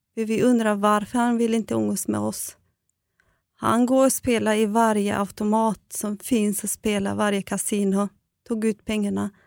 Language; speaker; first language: Swedish; non-native, fluent; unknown